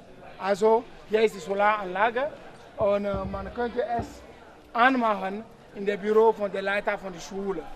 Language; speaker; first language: German; non-native, learner; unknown